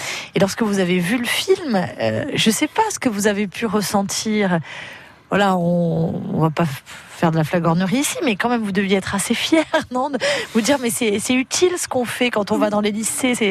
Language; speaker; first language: French; native; French